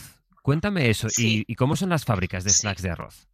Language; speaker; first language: Spanish; native; Spanish